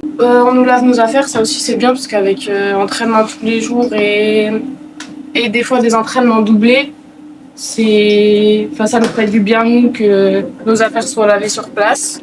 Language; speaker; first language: French; native; French